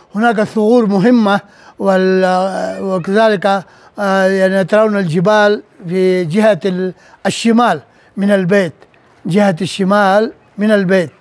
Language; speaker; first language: Arabic; non-native, fluent; Urdu